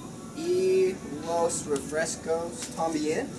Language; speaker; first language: Spanish; non-native, learner; English